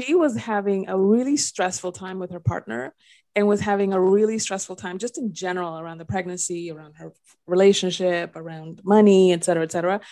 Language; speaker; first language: English; non-native, fluent; Spanish